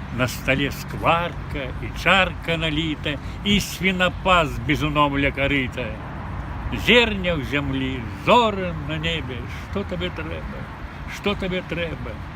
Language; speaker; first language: Belarusian; native; Belarusian